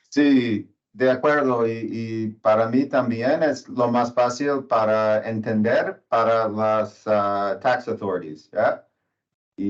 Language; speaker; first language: Spanish; non-native, learner; English